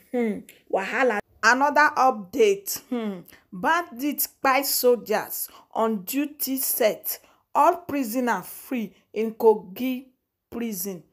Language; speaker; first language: Nigerian Pidgin; non-native, local second language; Igbo